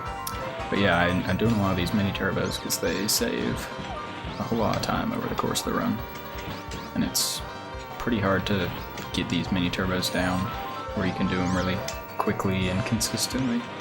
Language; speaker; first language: English; native; English